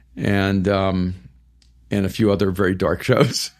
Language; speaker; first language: English; early bilingual, other home language; Spanish